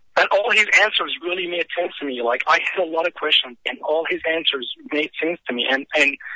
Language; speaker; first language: English; non-native, fluent; Arabic